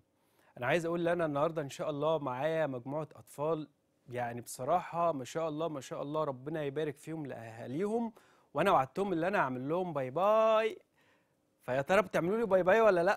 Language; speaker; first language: Arabic; native; Arabic